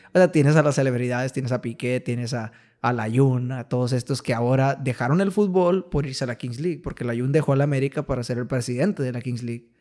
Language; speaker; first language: Spanish; native; Spanish